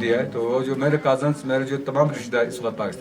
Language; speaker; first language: Hindi; non-native, local second language; Balti